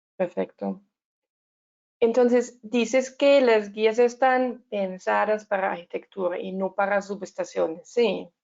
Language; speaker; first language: Spanish; non-native, learner; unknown